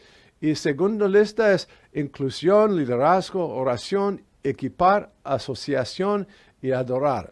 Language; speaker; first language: Spanish; non-native, fluent; English